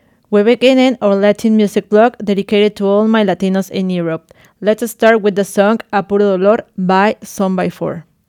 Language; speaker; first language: English; non-native, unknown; Spanish